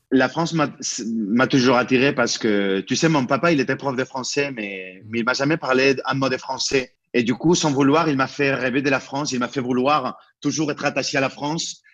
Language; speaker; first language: French; non-native, fluent; Spanish